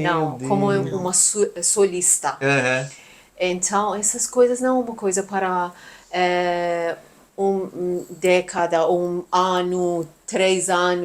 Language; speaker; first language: Portuguese; non-native, learner; Persian